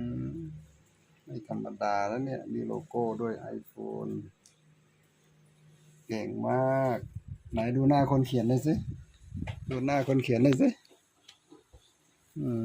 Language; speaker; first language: Thai; native; Thai